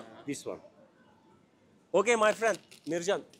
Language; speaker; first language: English; non-native, learner; Turkish